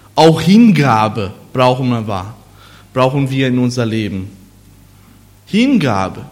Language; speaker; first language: German; non-native, learner; Portuguese